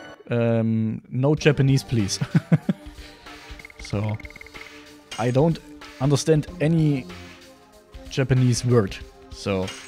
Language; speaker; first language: English; non-native, learner; German